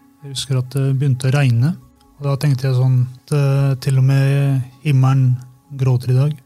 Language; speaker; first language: Norwegian; early bilingual, other home language; Albanian